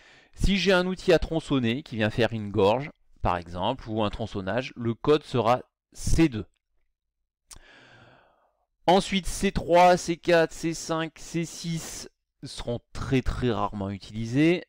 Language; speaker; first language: French; native; French